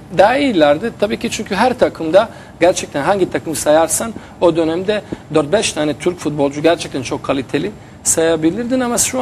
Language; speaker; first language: Turkish; non-native, fluent; Bosnian